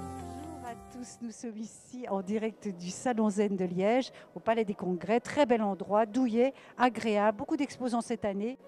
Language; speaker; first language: French; native; French